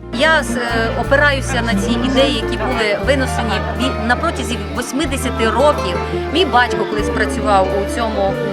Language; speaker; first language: Ukrainian; native; Ukrainian